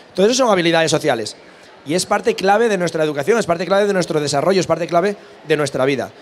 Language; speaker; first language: Spanish; native; Spanish